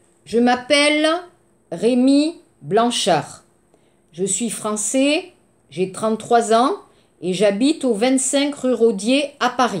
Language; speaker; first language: French; native; French